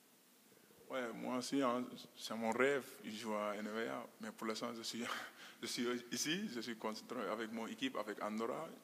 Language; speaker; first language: French; non-native, local second language; Wolof